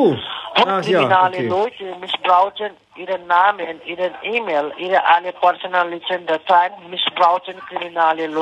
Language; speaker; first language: German; non-native, learner; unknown